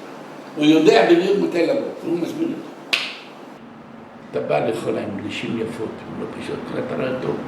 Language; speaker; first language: Hebrew; non-native, local second language; Arabic